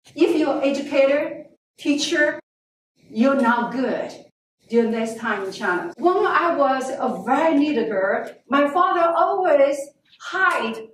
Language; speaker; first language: English; non-native, learner; Chinese